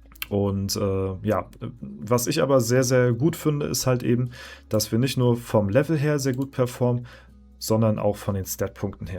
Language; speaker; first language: German; native; German